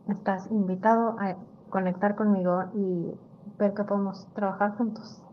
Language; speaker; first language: Spanish; early bilingual, other home language; English